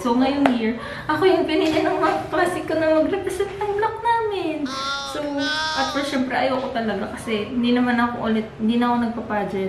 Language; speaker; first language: Filipino; non-native, local second language; Bikol